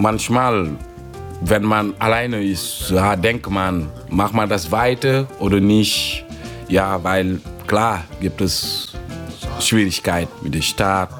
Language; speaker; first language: German; non-native, fluent; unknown